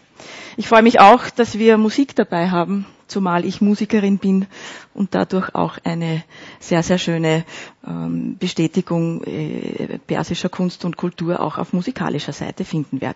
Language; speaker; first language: German; native; German